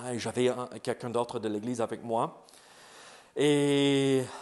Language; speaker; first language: French; non-native, fluent; English